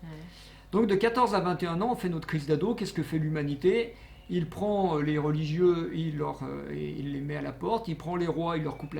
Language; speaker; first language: French; native; French